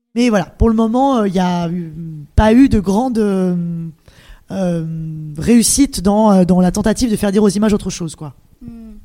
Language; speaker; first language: French; native; French